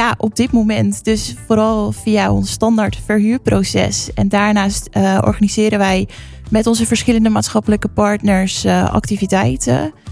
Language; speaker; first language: Dutch; native; Dutch